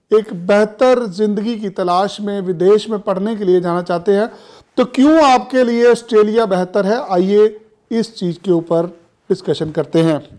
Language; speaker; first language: Hindi; non-native, local second language; Punjabi